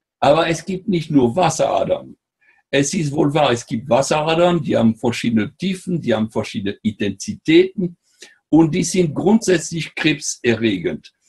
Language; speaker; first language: German; non-native, fluent; French